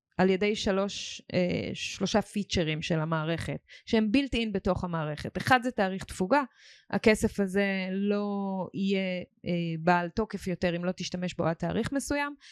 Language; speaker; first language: Hebrew; native; Hebrew